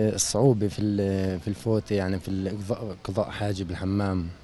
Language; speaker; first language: Arabic; native; Arabic